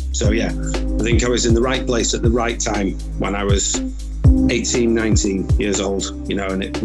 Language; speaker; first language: English; native; English